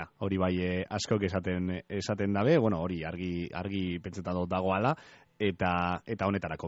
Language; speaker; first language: Basque; native; Basque